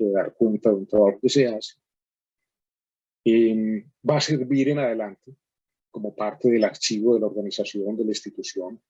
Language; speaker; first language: Spanish; native; Spanish